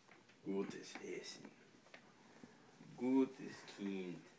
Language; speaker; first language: German; non-native, learner; English